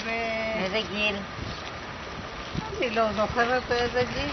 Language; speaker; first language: Hebrew; non-native, fluent; Malayalam